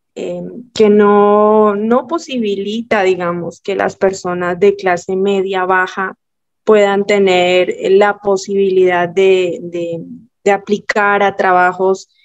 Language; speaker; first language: Spanish; native; Spanish